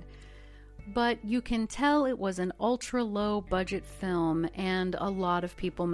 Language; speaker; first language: English; native; English